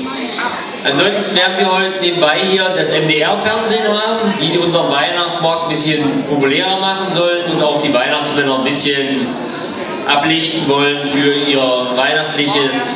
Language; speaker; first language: German; native; German